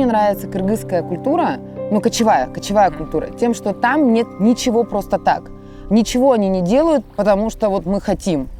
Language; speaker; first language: Russian; native; Russian